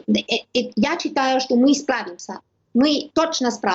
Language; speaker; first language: Russian; non-native, learner; German